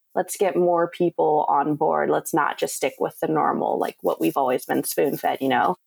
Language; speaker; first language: English; native; English